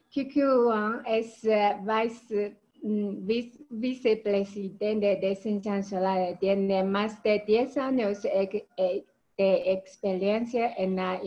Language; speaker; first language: Spanish; non-native, learner; Chinese